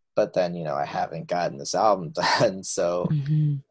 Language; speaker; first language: English; native; English